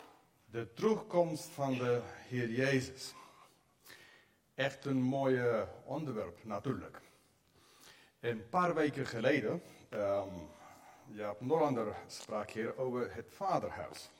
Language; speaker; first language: Dutch; non-native, fluent; English